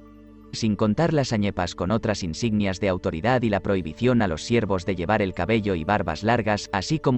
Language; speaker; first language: Spanish; native; Spanish